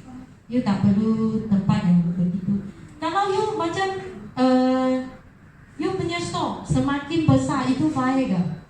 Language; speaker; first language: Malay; non-native, local second language; Chinese